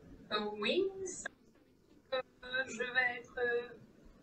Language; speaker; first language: French; non-native, learner; Czech